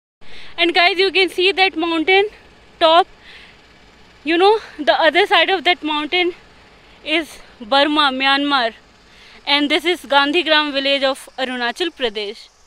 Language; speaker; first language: English; non-native, local second language; Hindi